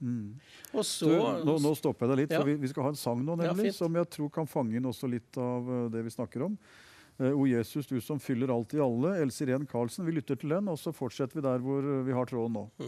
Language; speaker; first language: Norwegian; native; Norwegian